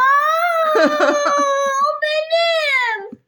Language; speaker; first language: Turkish; native; Turkish